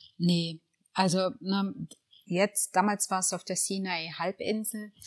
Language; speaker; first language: German; early bilingual, other home language; Tigrinya